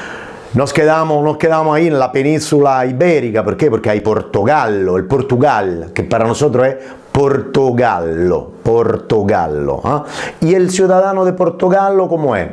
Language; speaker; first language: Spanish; non-native, fluent; Italian